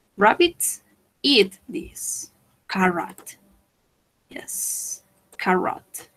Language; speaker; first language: English; non-native, fluent; Spanish